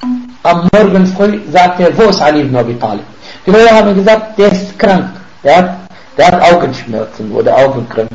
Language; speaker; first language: German; non-native, fluent; Arabic